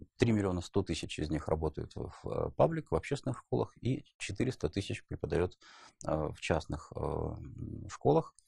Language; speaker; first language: Russian; native; Russian